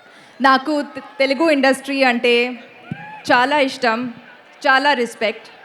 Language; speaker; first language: Telugu; non-native, learner; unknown